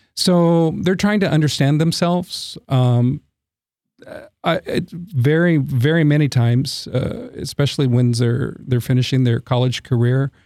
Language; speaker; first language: English; native; English